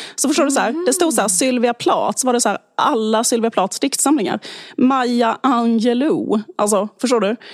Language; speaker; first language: Swedish; native; Swedish